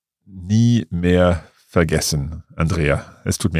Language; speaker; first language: German; non-native, learner; English